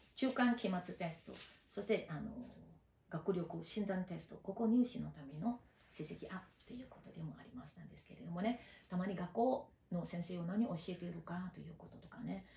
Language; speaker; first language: Japanese; non-native, fluent; Chinese